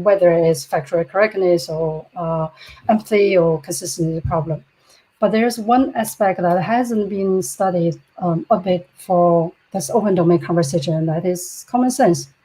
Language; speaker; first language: English; non-native, fluent; Chinese